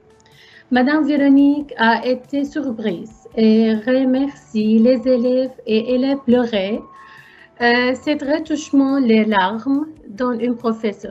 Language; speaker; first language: French; non-native, learner; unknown